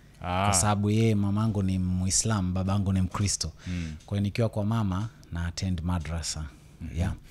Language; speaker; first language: Swahili; native; Swahili